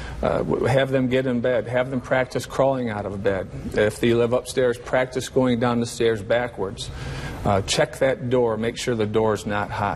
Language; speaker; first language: English; native; English